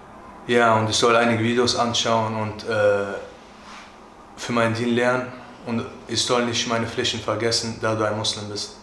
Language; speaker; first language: German; early bilingual, other home language; Turkish